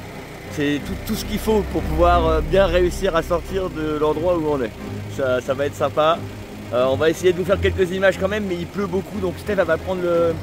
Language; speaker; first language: French; native; French